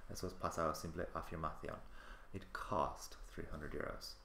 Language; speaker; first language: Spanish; non-native, fluent; English